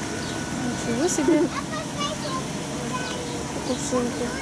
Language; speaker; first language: Russian; native; Russian